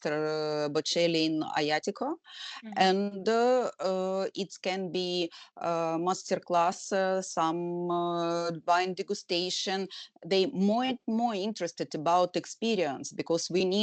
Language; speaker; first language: English; non-native, learner; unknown